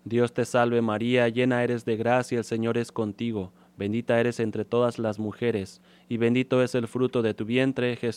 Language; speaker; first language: Spanish; native; Spanish